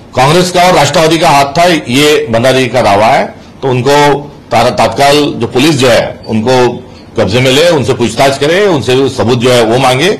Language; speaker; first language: Hindi; non-native, local second language; Marathi